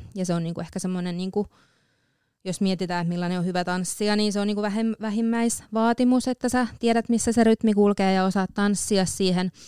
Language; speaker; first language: Finnish; native; Finnish